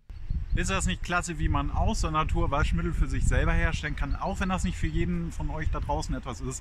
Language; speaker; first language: German; native; German